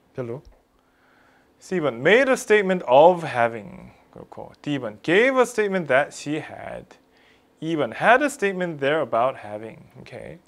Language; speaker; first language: English; non-native, fluent; Korean